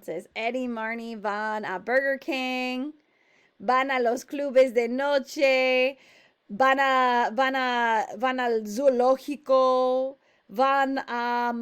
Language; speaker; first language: Spanish; non-native, fluent; English